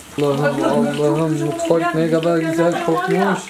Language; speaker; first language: Turkish; native; Turkish